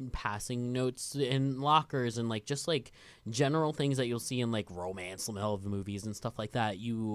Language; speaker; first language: English; native; English